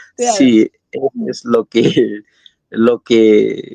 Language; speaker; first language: Spanish; non-native, local second language; Quechua